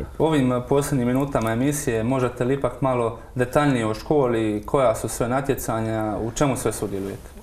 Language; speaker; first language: Croatian; native; Croatian